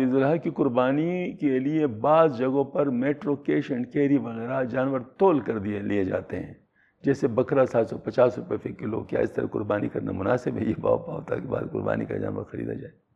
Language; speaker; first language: Urdu; native; Urdu